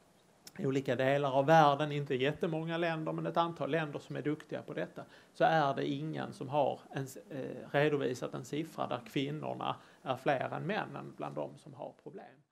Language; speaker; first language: Swedish; native; Swedish